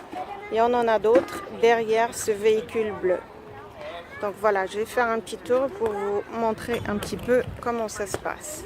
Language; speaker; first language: French; native; French